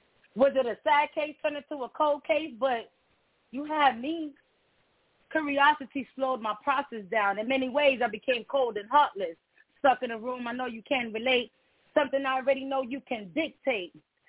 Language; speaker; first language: English; early bilingual, other home language; Spanish